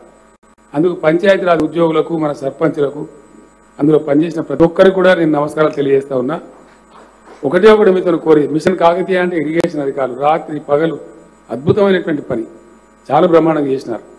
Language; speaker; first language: Telugu; native; Telugu